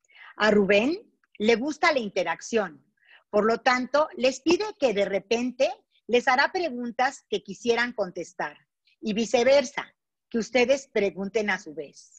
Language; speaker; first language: Spanish; native; Spanish